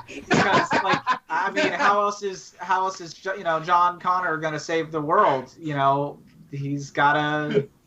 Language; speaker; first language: English; native; English